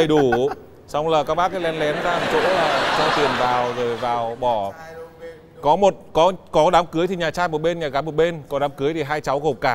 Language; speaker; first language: Vietnamese; native; Vietnamese